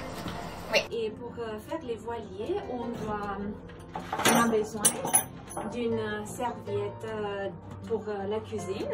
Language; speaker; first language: French; non-native, fluent; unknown